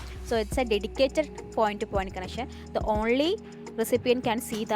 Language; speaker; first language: English; non-native, local second language; Malayalam